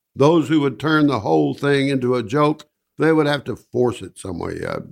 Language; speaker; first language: English; native; English